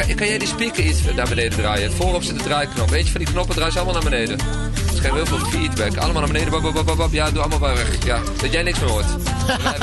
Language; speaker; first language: Dutch; native; Dutch